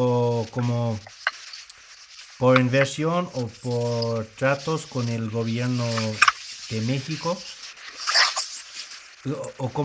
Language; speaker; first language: Spanish; non-native, fluent; English